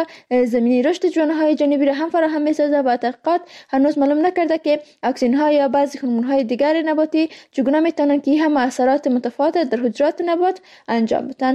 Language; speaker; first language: Persian; native; Persian